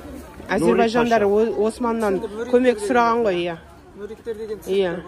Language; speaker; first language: Turkish; non-native, learner; Kazakh